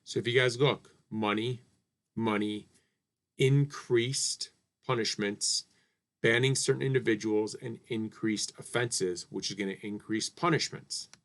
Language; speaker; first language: English; native; English